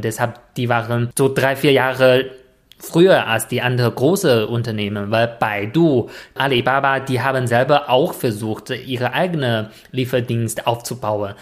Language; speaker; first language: German; non-native, fluent; Chinese